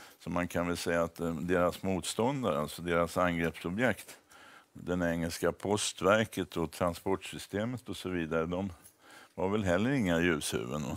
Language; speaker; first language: Swedish; native; Swedish